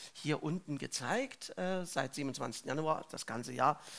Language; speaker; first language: German; native; German